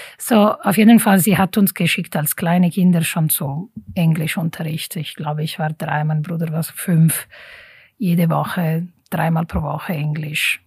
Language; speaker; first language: German; non-native, fluent; Italian